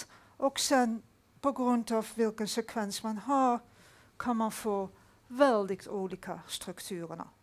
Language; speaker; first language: Swedish; non-native, fluent; Dutch